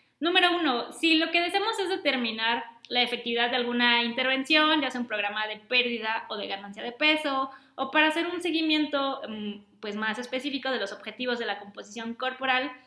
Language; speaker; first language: Spanish; native; Spanish